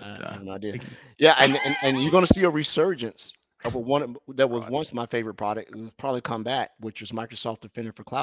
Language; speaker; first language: English; native; English